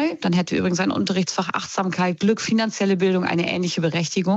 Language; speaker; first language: German; native; German